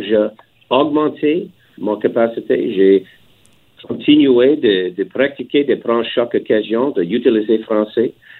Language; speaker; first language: French; non-native, learner; English